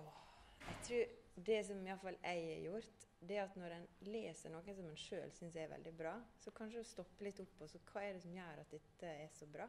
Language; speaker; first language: Norwegian; native; Norwegian